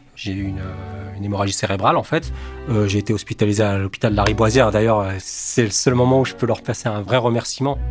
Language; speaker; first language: French; native; French